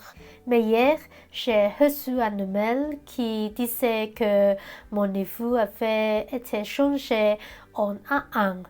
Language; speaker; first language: French; non-native, learner; Cantonese